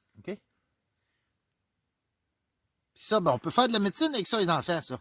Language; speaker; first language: French; native; French